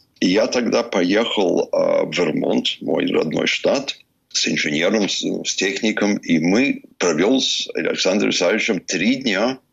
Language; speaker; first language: Russian; early bilingual, heritage; Russian